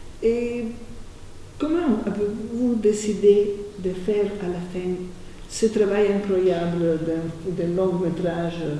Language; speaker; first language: French; non-native, fluent; Italian